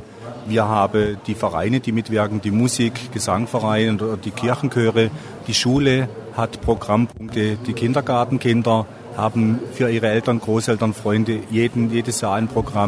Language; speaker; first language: German; native; German